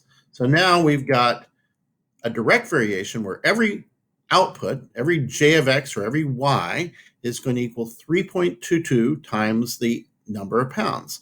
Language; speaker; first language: English; native; English